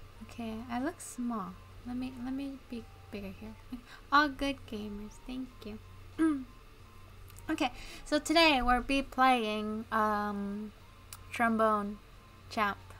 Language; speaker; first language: English; early bilingual, other home language; Japanese